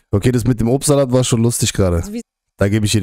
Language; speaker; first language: German; native; German